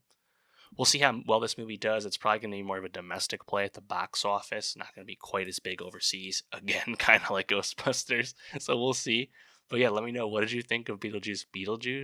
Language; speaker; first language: English; native; English